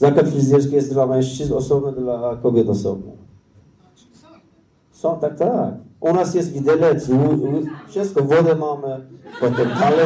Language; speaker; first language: Polish; non-native, learner; Persian